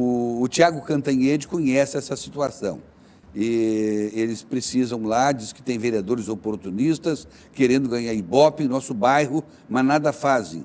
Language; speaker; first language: Portuguese; native; Portuguese